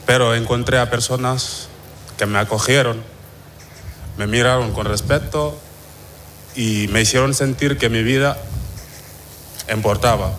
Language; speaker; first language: Spanish; non-native, fluent; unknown